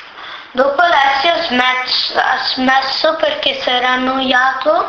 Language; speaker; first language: Italian; early bilingual, other home language; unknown